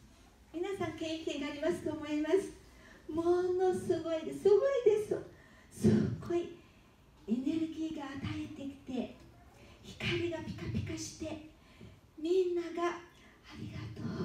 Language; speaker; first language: Japanese; early bilingual, heritage; Japanese